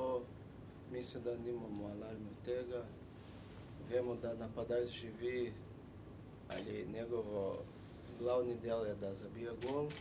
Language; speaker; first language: Slovenian; non-native, fluent; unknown